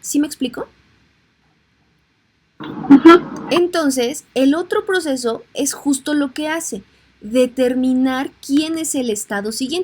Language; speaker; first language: Spanish; native; Spanish